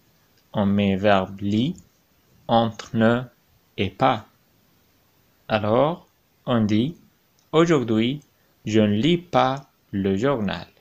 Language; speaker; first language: French; non-native, fluent; Arabic